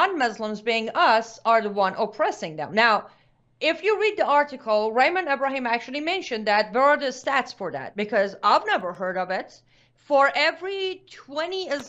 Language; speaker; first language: English; non-native, fluent; Persian